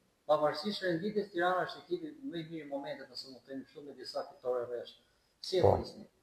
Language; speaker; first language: Albanian; native; Albanian